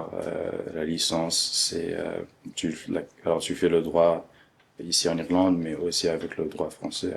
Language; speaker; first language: French; early bilingual, other home language; Arabic